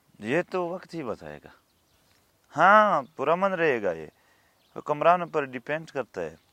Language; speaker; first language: Urdu; non-native, local second language; Pashto